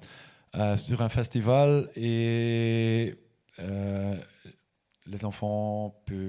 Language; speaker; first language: French; non-native, local second language; Dutch